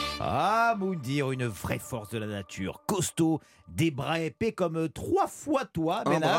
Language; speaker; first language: French; native; French